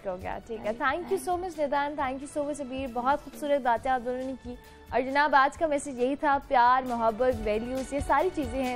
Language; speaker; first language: Urdu; native; Urdu